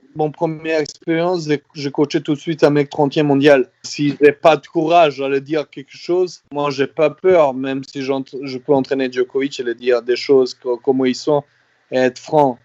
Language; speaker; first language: French; non-native, fluent; Serbian